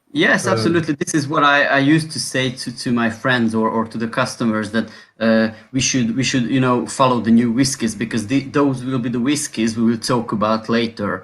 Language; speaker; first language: English; non-native, fluent; Hungarian